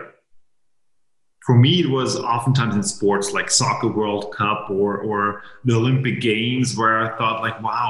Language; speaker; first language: English; non-native, fluent; German